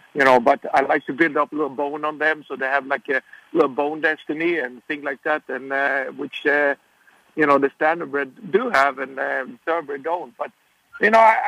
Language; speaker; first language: English; non-native, fluent; Swedish